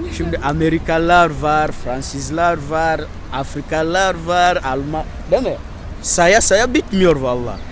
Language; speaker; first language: Turkish; non-native, fluent; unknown